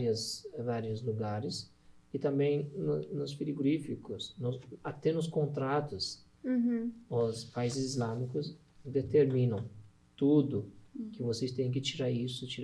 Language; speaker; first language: Portuguese; non-native, learner; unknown